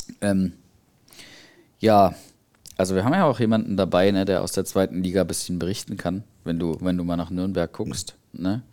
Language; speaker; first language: German; native; German